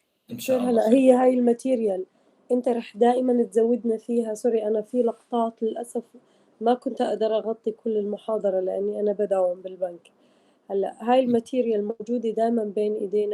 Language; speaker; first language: Arabic; native; Arabic